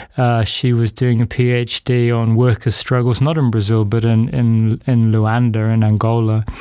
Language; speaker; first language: English; native; English